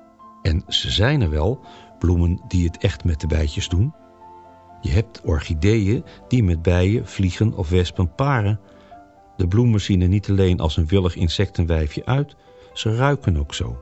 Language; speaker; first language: Dutch; native; Dutch